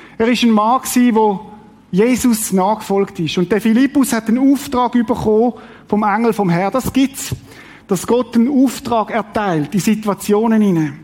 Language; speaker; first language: German; native; German